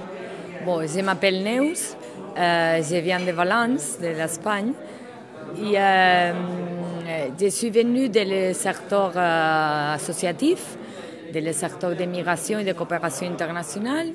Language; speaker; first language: French; non-native, learner; Spanish